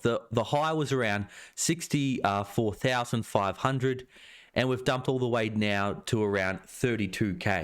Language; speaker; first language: English; native; English